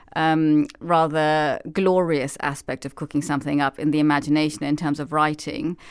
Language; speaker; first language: English; native; English